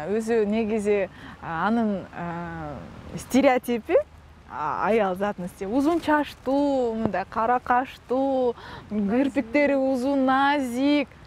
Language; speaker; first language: Kyrgyz; non-native, local second language; Russian